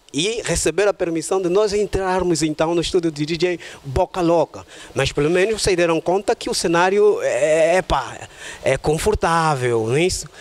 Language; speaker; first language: Portuguese; native; Portuguese